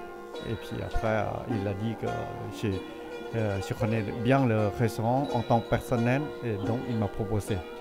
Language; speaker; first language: French; non-native, fluent; Thai